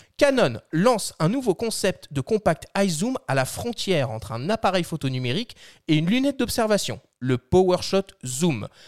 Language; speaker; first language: French; native; French